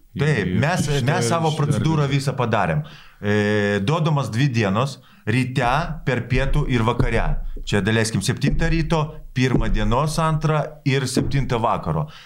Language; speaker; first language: Lithuanian; non-native, local second language; Polish